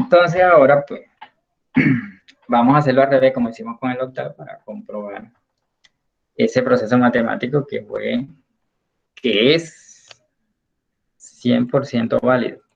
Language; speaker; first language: Spanish; native; Spanish